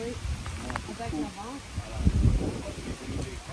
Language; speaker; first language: French; non-native, learner; English